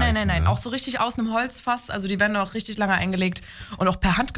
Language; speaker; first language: German; native; German